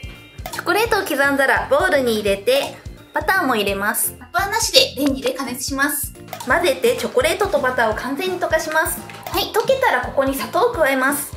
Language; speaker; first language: Japanese; native; Japanese